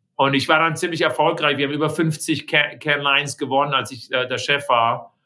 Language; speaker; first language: German; native; German